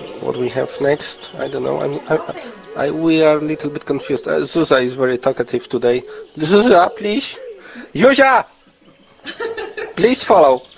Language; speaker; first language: English; non-native, learner; Polish